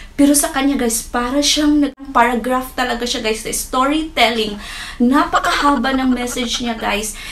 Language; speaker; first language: Filipino; non-native, local second language; Cebuano